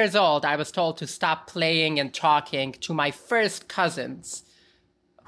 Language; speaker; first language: English; early bilingual, other home language; Yiddish